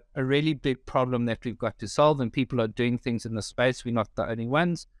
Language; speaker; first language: English; native; English